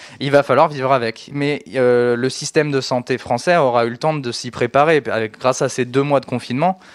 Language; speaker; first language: French; native; French